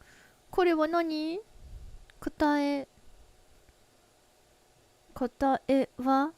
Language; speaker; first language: Japanese; non-native, learner; English